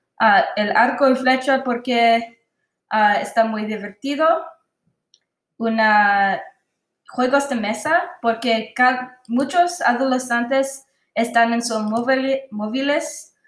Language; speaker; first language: Spanish; non-native, learner; English